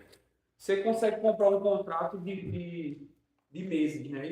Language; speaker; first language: Portuguese; native; Portuguese